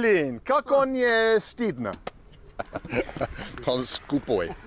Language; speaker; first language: Russian; non-native, learner; English